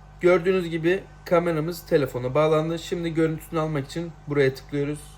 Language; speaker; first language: Turkish; native; Turkish